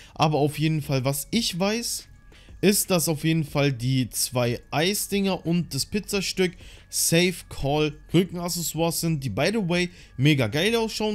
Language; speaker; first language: German; native; German